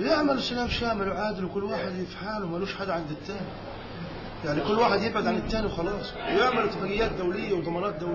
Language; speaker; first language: Arabic; native; Arabic